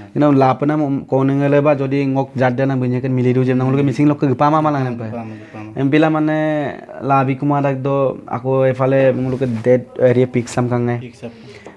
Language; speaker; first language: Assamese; non-native, local second language; Mising